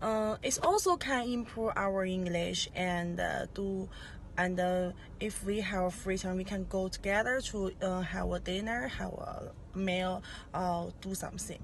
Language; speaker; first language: English; non-native, learner; Chinese